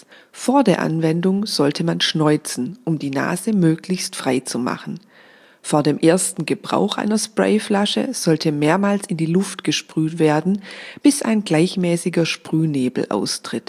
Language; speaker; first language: German; native; German